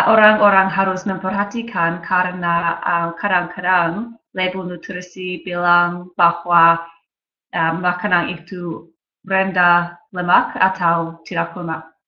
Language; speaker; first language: Indonesian; non-native, learner; English